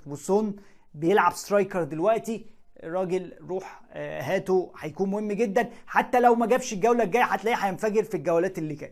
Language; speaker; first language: Arabic; native; Arabic